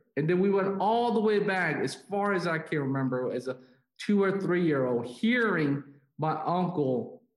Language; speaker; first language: English; non-native, fluent; Korean